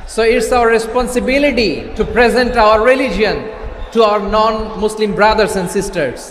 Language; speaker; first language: English; non-native, local second language; Bangla